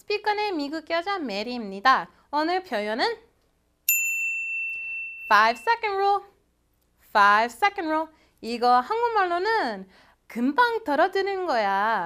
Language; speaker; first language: Korean; non-native, fluent; English